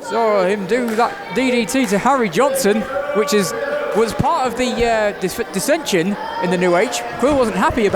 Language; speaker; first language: English; native; English